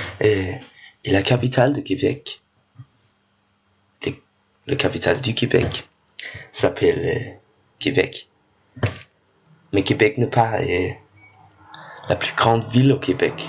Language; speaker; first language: French; non-native, learner; Danish